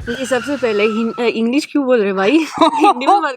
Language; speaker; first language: Hindi; non-native, fluent; Norwegian